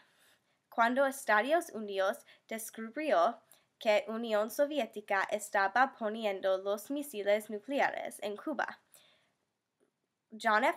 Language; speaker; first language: Spanish; non-native, learner; English